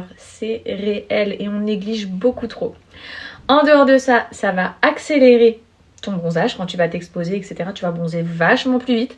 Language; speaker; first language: French; native; French